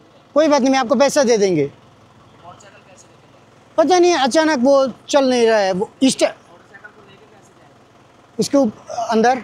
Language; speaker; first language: Hindi; non-native, learner; Bangla